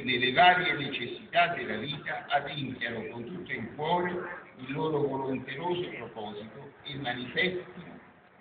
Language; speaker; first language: Italian; native; Italian